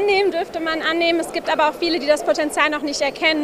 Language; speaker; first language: German; native; German